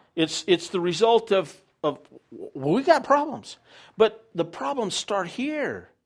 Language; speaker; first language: English; native; English